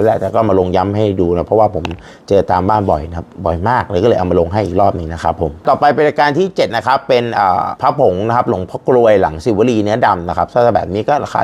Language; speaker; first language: Thai; native; Thai